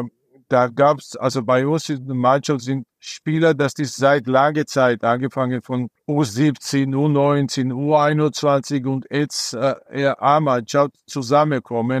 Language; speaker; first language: German; non-native, fluent; Georgian